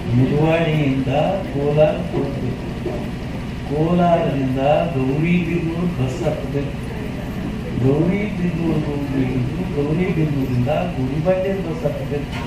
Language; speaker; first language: Kannada; non-native, local second language; Telugu